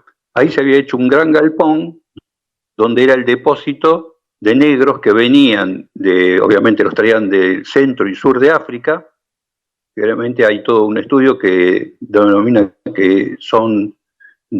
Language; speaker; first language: Spanish; native; Spanish